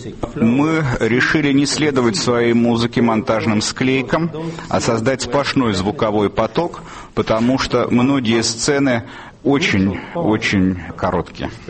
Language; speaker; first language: Russian; native; Russian